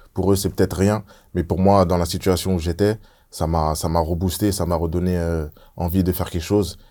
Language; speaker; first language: French; early bilingual, other home language; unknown